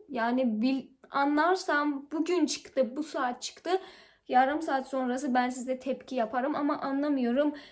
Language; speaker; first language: Turkish; non-native, learner; Persian